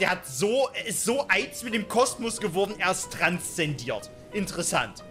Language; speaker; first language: German; native; German